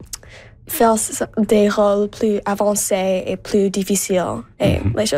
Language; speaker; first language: French; non-native, local second language; English